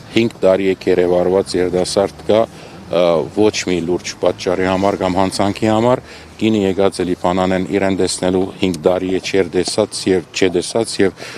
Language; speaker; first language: Armenian; native; Armenian